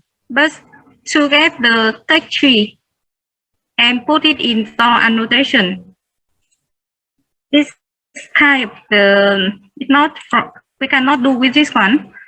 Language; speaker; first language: English; non-native, learner; Vietnamese